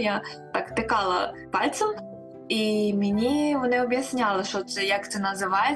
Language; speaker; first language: Ukrainian; early bilingual, heritage; Ukrainian